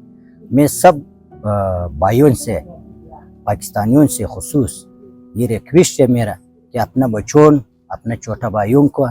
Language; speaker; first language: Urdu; non-native, local second language; Pashto